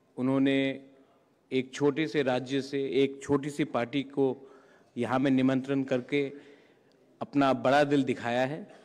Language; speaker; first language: Hindi; non-native, local second language; Kok Borok